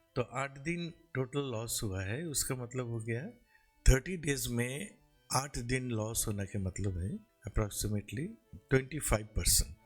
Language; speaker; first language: Hindi; non-native, local second language; Bangla